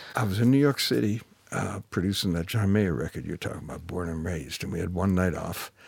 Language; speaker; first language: English; native; English